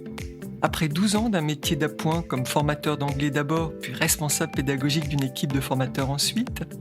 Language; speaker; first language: French; native; French